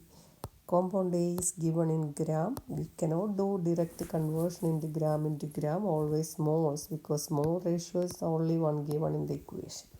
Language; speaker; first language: English; non-native, local second language; Malayalam